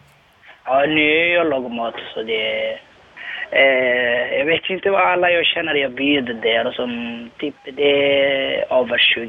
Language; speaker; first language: Swedish; non-native, learner; Somali